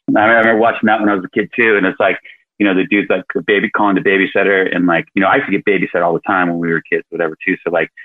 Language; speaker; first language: English; native; English